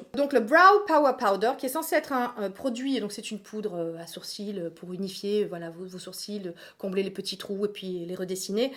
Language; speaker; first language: French; native; French